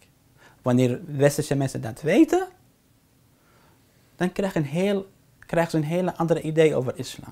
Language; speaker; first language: Dutch; non-native, fluent; Arabic